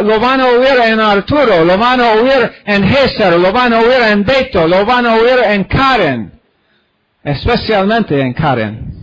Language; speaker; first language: Spanish; non-native, fluent; English